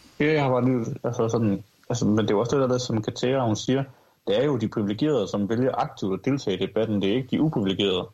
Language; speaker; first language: Danish; early bilingual, other home language; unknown